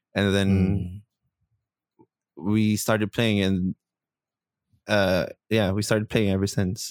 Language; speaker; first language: English; non-native, local second language; Filipino